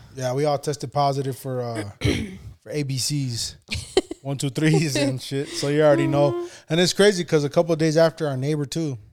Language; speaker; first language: English; early bilingual, other home language; Spanish